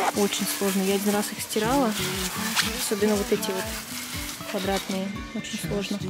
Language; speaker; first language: Russian; native; Russian